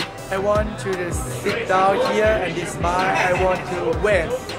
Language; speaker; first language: English; non-native, learner; Thai